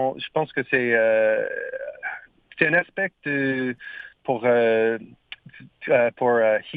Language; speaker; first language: French; non-native, learner; English